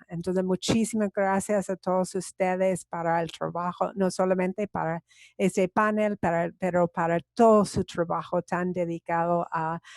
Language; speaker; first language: Spanish; non-native, fluent; English